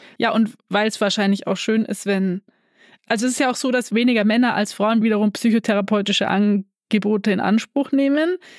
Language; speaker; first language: German; native; German